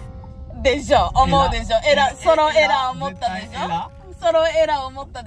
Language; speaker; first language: Japanese; native; Japanese